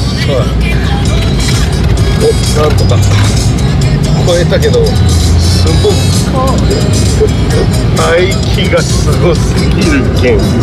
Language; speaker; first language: Japanese; native; Japanese